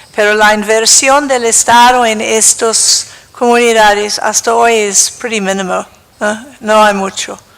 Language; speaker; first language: Spanish; non-native, fluent; English